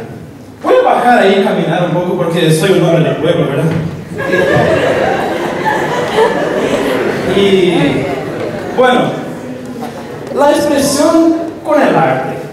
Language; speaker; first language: Spanish; non-native, local second language; Portuguese